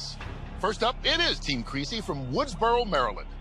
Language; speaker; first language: English; native; English